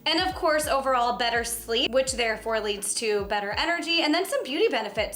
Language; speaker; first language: English; native; English